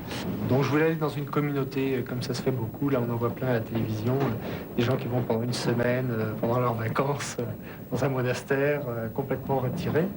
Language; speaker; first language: French; native; French